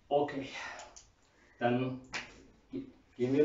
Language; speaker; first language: German; non-native, learner; Turkish